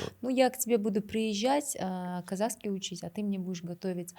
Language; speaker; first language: Russian; non-native, local second language; Kazakh